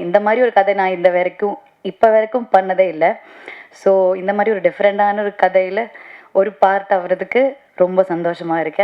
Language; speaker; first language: Tamil; non-native, learner; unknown